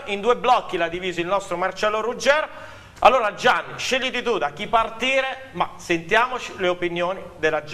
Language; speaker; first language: Italian; native; Italian